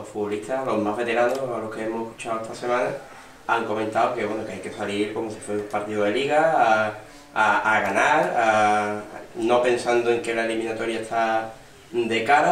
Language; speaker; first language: Spanish; native; Spanish